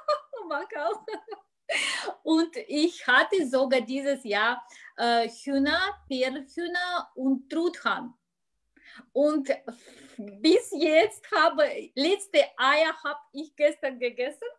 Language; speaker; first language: German; non-native, learner; Russian